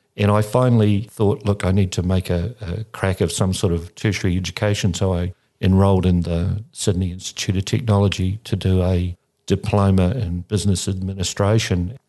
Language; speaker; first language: English; native; English